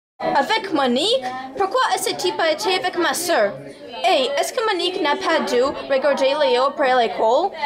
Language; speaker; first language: French; non-native, learner; English